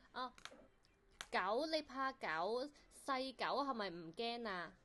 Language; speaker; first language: Cantonese; native; Cantonese